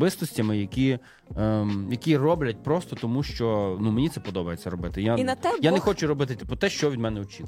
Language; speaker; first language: Ukrainian; native; Ukrainian